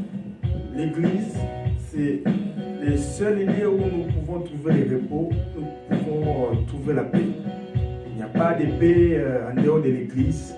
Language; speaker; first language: French; non-native, local second language; Lingala